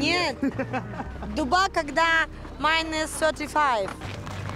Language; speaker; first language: Russian; non-native, local second language; Yakut